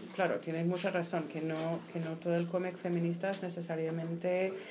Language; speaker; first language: Spanish; non-native, fluent; English